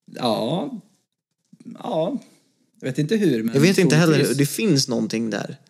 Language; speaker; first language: Swedish; native; Swedish